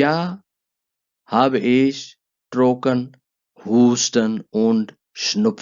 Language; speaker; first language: German; non-native, learner; Urdu